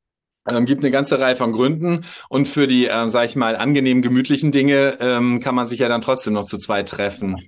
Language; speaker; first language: German; native; German